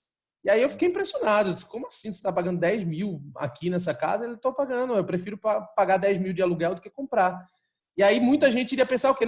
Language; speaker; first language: Portuguese; native; Portuguese